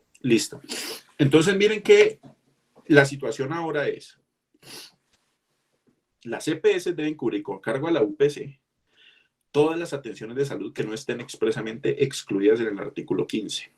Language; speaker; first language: Spanish; native; Spanish